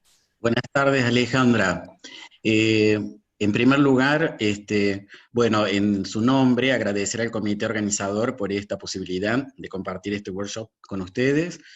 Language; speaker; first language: Spanish; native; Spanish